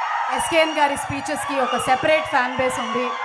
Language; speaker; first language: Telugu; native; Telugu